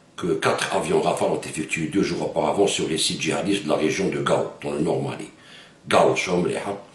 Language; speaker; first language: French; non-native, local second language; Arabic